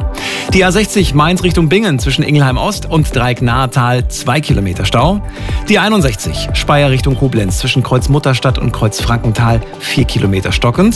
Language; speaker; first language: German; native; German